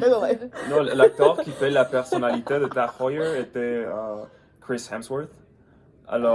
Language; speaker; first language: French; non-native, learner; English